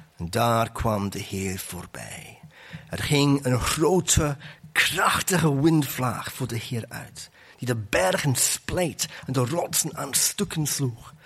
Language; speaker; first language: Dutch; non-native, fluent; English